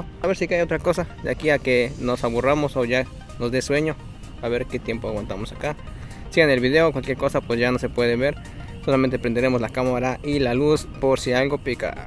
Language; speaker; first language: Spanish; native; Spanish